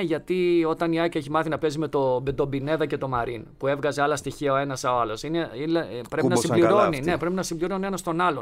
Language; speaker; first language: Greek; native; Greek